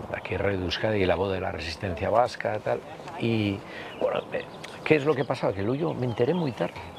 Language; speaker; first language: Spanish; native; Spanish